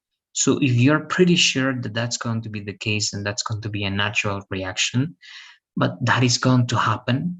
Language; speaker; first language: English; non-native, fluent; Spanish